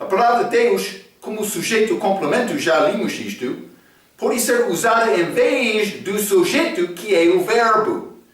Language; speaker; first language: Portuguese; non-native, fluent; English